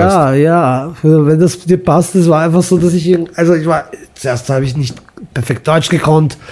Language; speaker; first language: German; early bilingual, other home language; Croatian